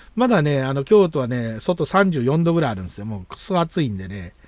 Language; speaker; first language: Japanese; native; Japanese